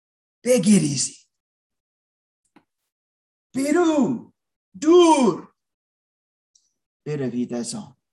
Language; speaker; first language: Persian; non-native, learner; English